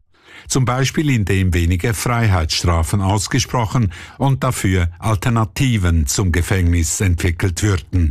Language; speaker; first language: German; native; German